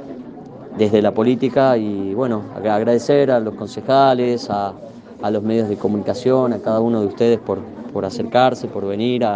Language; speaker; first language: Spanish; native; Spanish